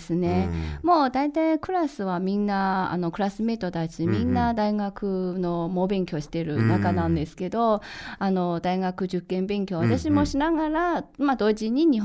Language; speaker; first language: Japanese; non-native, fluent; Chinese